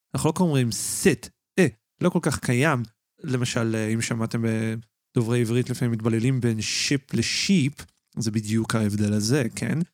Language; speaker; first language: Hebrew; native; Hebrew